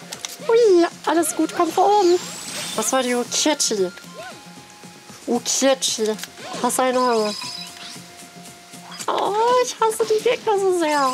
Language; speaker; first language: German; native; German